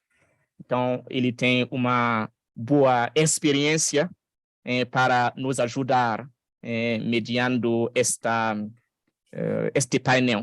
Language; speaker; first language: Portuguese; non-native, fluent; French